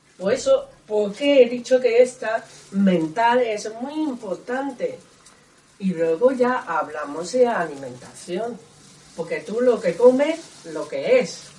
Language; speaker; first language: Spanish; non-native, learner; Chinese